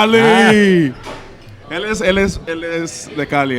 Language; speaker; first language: Spanish; early bilingual, heritage; Spanish